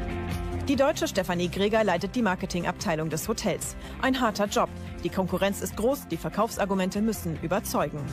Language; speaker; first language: German; native; German